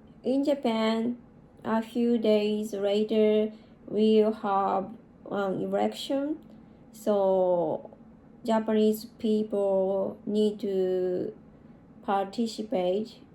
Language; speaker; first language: English; non-native, learner; Japanese